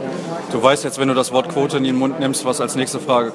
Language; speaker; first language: German; native; German